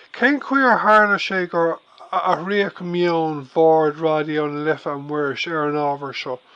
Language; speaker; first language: Irish; non-native, local second language; English